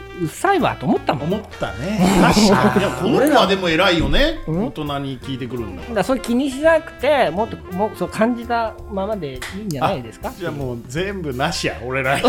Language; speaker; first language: Japanese; native; Japanese